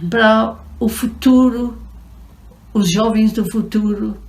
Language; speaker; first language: Portuguese; non-native, fluent; English